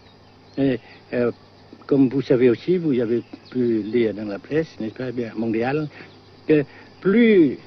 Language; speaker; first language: French; non-native, fluent; Vietnamese